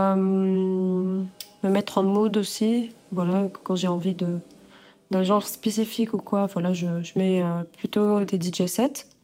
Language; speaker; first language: French; non-native, local second language; Arabic